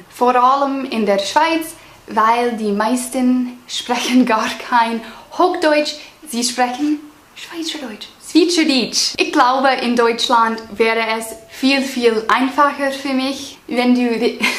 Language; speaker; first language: German; non-native, learner; English